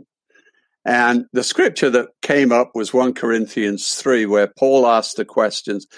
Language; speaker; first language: English; native; English